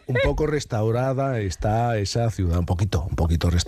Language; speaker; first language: Spanish; native; Spanish